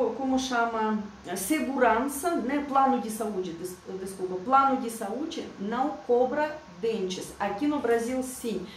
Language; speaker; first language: Portuguese; non-native, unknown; Russian